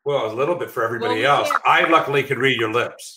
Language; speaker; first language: English; native; English